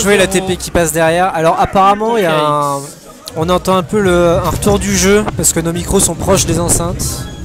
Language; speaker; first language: French; native; French